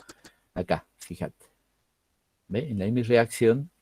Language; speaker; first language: Spanish; native; Spanish